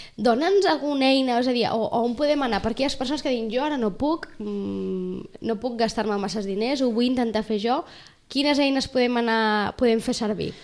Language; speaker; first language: Catalan; native; Catalan